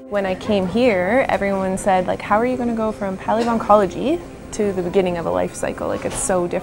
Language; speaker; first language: English; native; English